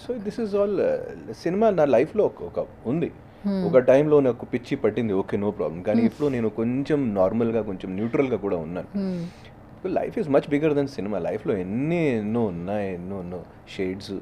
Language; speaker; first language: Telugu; non-native, local second language; Hindi